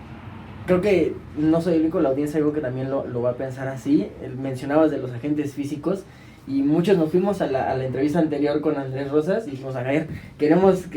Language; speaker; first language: Spanish; native; Spanish